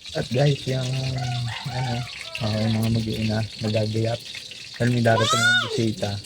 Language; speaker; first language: Filipino; native; Filipino